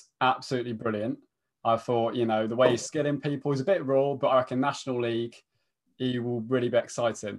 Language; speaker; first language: English; native; English